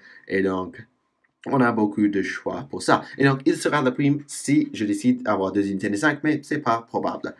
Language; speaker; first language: French; non-native, fluent; English